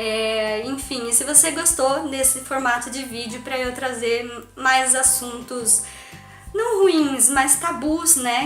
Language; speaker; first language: Portuguese; native; Portuguese